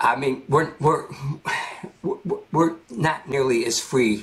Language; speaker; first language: English; native; English